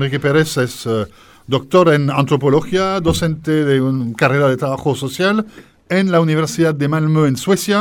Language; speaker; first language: Spanish; native; Spanish